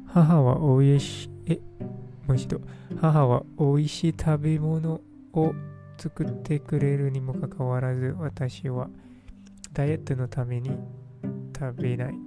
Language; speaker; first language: Japanese; non-native, learner; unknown